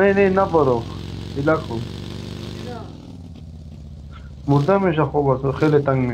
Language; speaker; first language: Persian; non-native, learner; Urdu